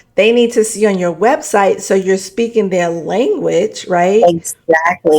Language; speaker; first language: English; native; English